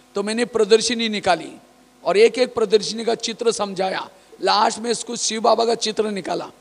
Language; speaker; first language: Hindi; non-native, local second language; Marathi